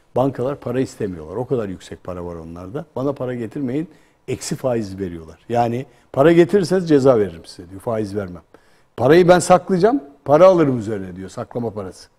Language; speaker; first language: Turkish; native; Turkish